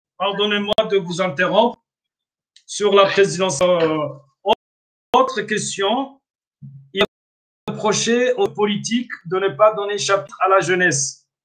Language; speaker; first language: French; non-native, local second language; Somali